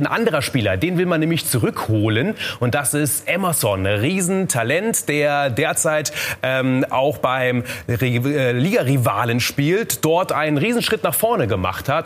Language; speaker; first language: German; native; German